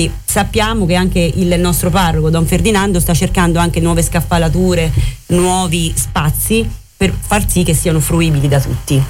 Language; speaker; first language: Italian; native; Italian